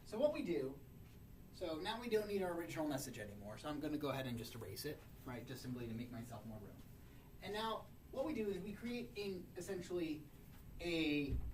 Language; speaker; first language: English; native; English